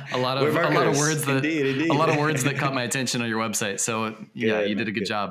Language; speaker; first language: English; native; English